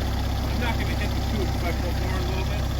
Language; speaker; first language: English; native; English